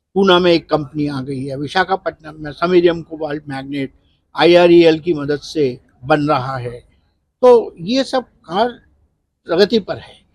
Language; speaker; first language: Hindi; native; Hindi